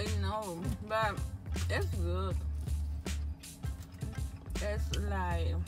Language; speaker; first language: English; non-native, learner; Spanish